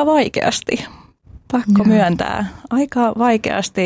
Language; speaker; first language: Finnish; early bilingual, other home language; Albanian